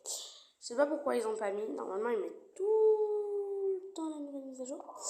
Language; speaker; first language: French; native; French